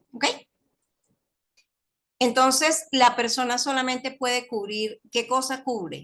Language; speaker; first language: Spanish; native; Spanish